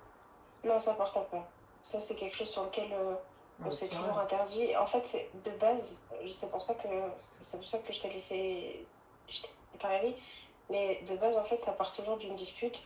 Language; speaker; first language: French; native; French